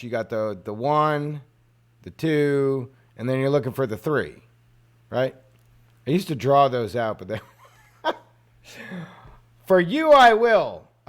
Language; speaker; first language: English; native; English